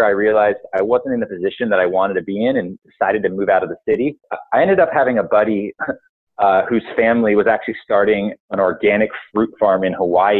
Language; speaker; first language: English; native; English